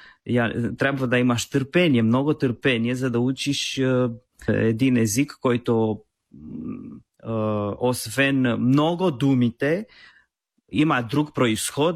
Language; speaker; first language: Bulgarian; non-native, fluent; Romanian